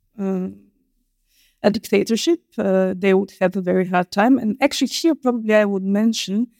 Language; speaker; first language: English; non-native, fluent; Bulgarian